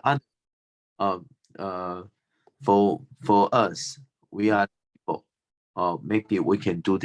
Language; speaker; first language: English; non-native, fluent; Chinese